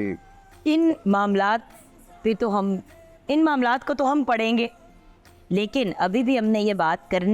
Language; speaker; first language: Urdu; native; Urdu